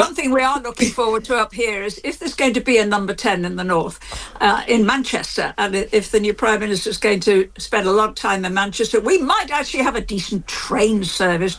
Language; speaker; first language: English; native; English